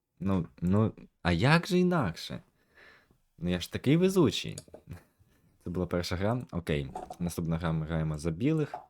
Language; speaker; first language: Ukrainian; native; Ukrainian